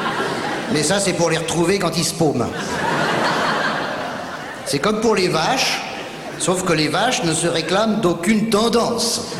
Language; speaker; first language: French; native; French